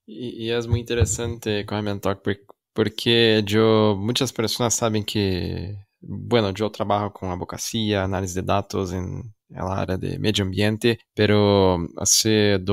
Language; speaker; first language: Spanish; non-native, fluent; Portuguese